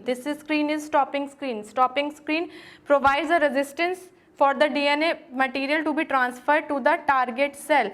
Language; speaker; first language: English; non-native, local second language; Hindi